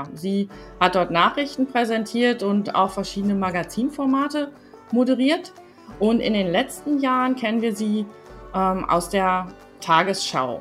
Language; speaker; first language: German; native; German